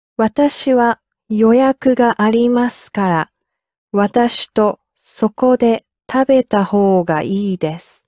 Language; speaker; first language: Japanese; non-native, learner; English